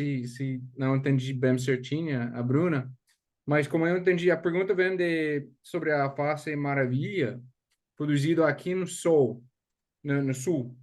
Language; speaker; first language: Portuguese; non-native, fluent; English